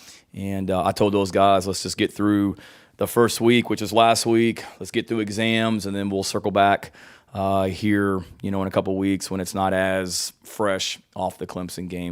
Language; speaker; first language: English; native; English